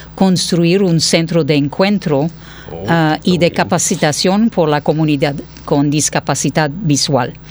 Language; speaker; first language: Spanish; non-native, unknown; French